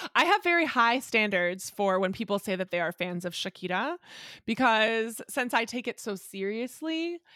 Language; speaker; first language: English; native; English